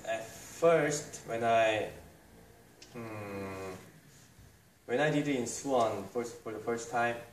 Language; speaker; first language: English; non-native, fluent; Korean